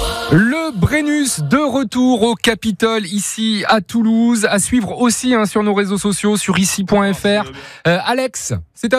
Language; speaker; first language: French; native; French